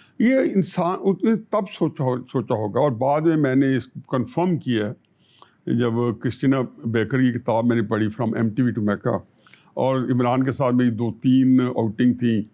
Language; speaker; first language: Urdu; non-native, local second language; Punjabi